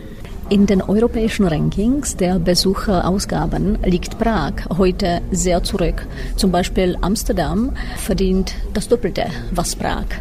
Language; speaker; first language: German; non-native, fluent; Czech